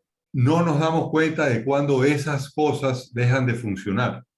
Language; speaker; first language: Spanish; native; Spanish